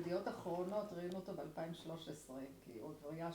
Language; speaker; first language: Hebrew; native; Hebrew